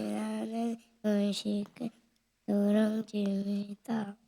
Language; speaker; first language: Korean; early bilingual, heritage; Korean